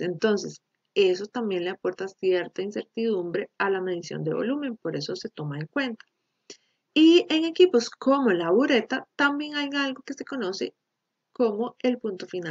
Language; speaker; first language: Spanish; native; Spanish